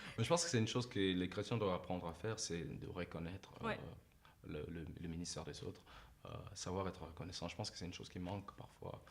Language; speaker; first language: French; non-native, local second language; Lingala